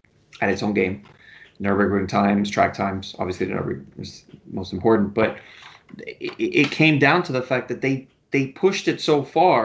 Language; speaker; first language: English; native; English